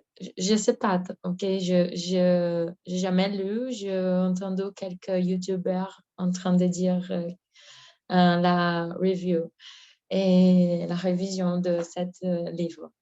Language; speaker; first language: French; non-native, learner; Portuguese